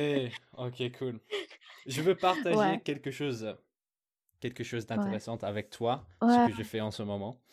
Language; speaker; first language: French; non-native, fluent; English